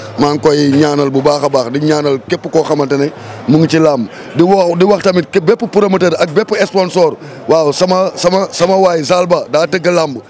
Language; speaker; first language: Wolof; native; Wolof